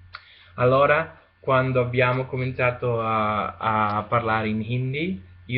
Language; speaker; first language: Italian; non-native, learner; Spanish